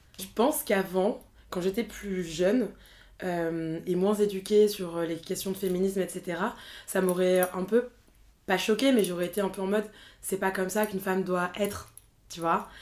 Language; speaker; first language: French; native; French